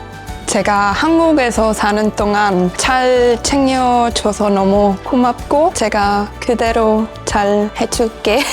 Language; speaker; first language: Korean; non-native, learner; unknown